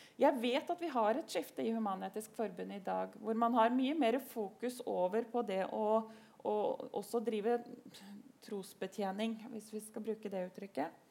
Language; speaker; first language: Norwegian; native; Norwegian